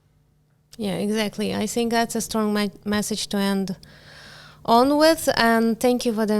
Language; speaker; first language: English; non-native, fluent; Ukrainian